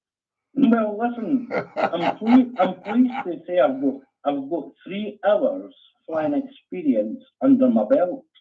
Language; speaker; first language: English; native; English